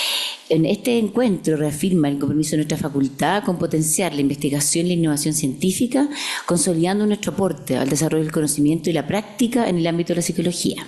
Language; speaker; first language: Spanish; native; Spanish